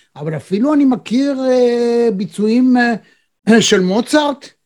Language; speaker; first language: Hebrew; non-native, fluent; Spanish